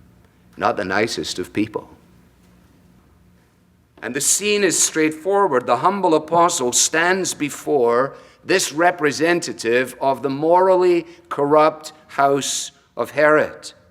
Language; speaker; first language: English; native; English